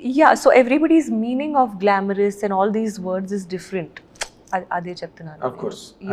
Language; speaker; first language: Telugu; non-native, learner; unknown